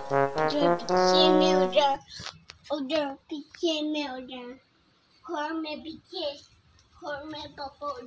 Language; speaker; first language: Hindi; non-native, local second language; Khasi